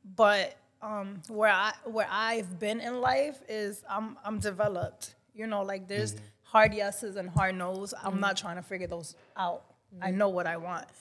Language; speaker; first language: English; non-native, fluent; Spanish